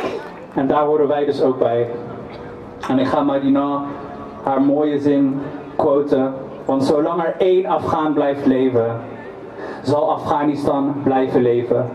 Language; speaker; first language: Dutch; early bilingual, other home language; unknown